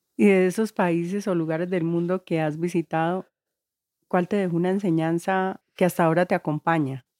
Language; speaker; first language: Spanish; native; Spanish